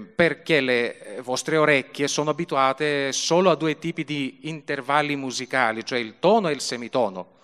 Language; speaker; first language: Italian; early bilingual, other home language; Greek